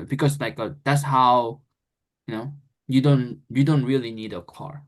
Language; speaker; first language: English; non-native, fluent; Korean